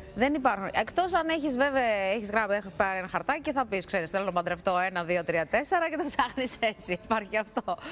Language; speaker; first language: Greek; early bilingual, other home language; Russian